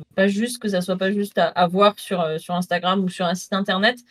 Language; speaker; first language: French; native; French